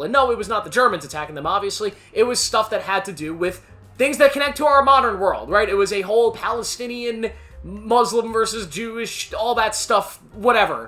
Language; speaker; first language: English; native; English